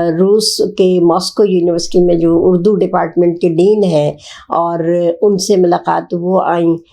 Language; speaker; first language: Urdu; native; Urdu